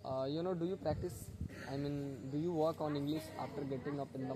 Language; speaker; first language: English; non-native, local second language; Hindi